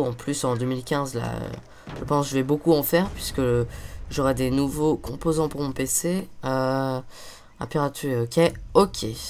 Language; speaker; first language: French; native; French